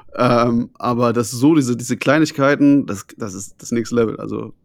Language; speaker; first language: German; native; German